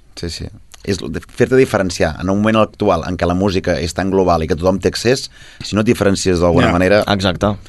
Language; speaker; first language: Catalan; native; Catalan